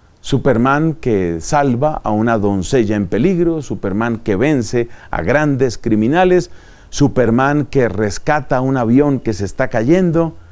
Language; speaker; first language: Spanish; native; Spanish